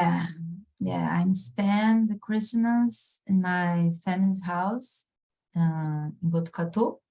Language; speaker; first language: English; non-native, fluent; Portuguese